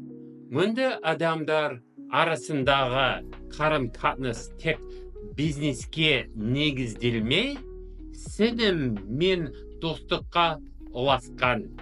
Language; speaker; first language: Kazakh; non-native, fluent; English